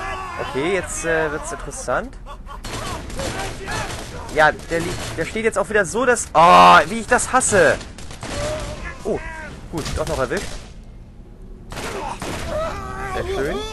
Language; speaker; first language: German; native; German